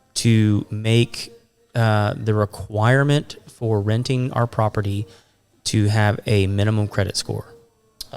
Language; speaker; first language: English; native; English